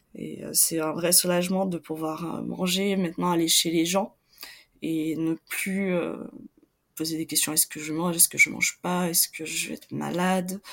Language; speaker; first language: French; non-native, fluent; Portuguese